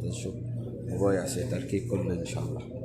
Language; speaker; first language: Arabic; non-native, learner; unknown